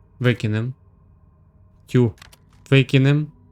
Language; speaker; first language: Ukrainian; native; Ukrainian